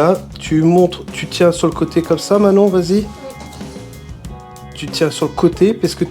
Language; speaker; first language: French; native; French